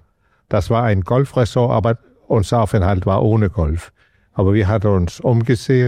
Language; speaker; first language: German; non-native, fluent; Danish